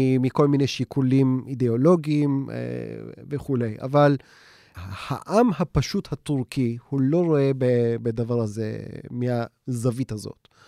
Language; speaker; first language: Hebrew; non-native, fluent; Turkish